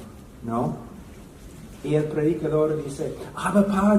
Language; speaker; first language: Spanish; non-native, fluent; English